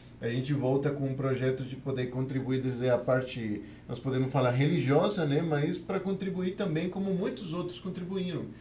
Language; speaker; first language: Portuguese; non-native, fluent; Spanish